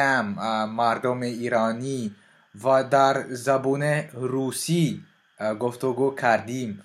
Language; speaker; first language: Persian; non-native, learner; French